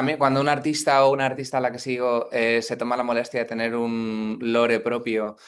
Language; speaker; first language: Spanish; native; Spanish